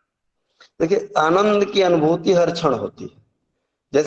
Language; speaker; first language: Hindi; native; Hindi